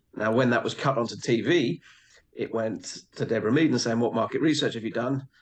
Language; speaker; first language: English; native; English